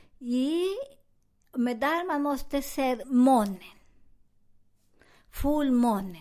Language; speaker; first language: Swedish; non-native, learner; Spanish